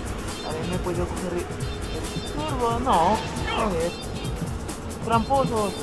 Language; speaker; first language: Spanish; native; Spanish